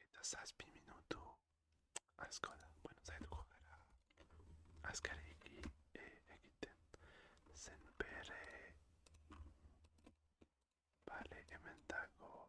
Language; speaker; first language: Basque; non-native, learner; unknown